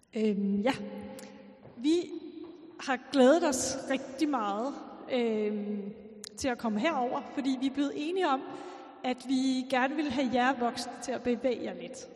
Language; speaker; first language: Danish; native; Danish